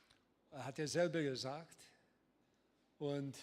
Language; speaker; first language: German; non-native, learner; English